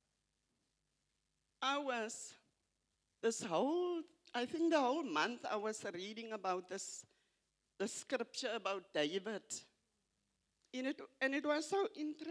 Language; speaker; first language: English; non-native, local second language; Afrikaans